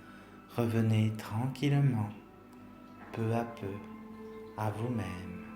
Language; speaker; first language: French; native; French